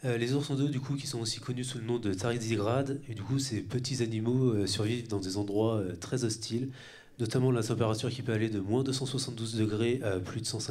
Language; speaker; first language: French; native; French